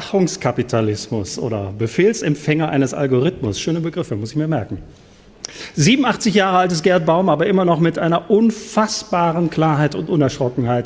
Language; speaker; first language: German; native; German